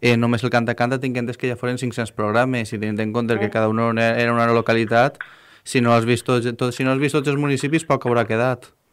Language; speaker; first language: Catalan; native; Catalan